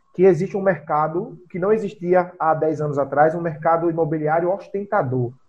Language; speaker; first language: Portuguese; native; Portuguese